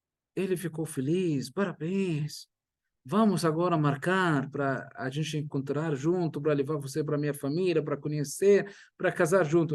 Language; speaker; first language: Portuguese; non-native, fluent; Arabic